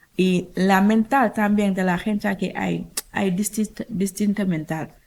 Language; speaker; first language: Spanish; non-native, learner; Wolof